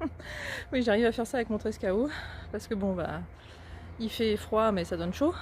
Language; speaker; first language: French; native; French